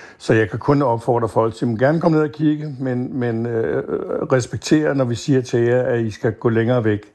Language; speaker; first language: Danish; native; Danish